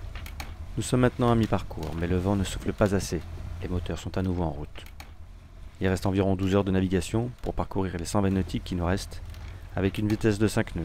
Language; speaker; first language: French; native; French